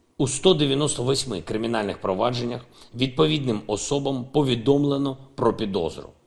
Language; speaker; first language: Ukrainian; non-native, local second language; Russian